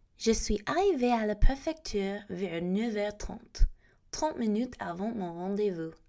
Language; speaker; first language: French; non-native, fluent; English